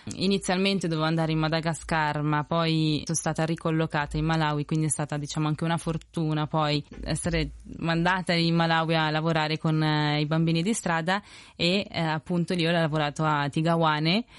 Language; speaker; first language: Italian; early bilingual, other home language; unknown